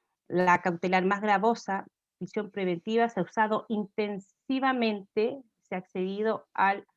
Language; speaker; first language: Spanish; native; Spanish